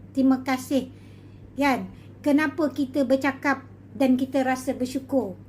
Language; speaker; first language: Malay; native; Malay